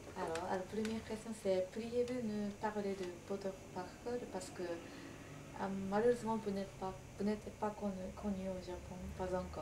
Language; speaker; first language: French; non-native, learner; Japanese